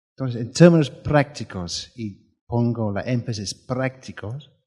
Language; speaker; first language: Spanish; non-native, fluent; English